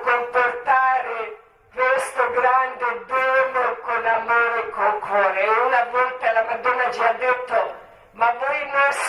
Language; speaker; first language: Italian; non-native, learner; Croatian